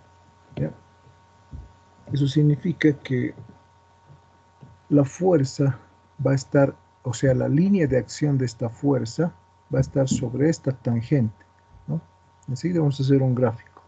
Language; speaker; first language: Spanish; native; Spanish